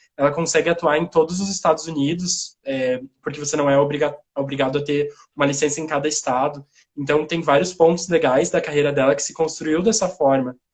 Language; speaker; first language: Portuguese; native; Portuguese